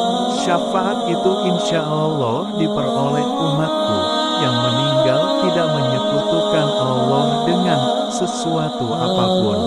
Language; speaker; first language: Indonesian; native; Indonesian